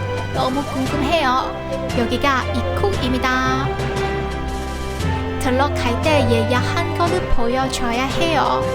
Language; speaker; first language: Korean; non-native, learner; Cantonese